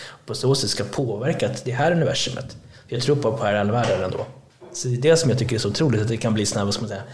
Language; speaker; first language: Swedish; early bilingual, other home language; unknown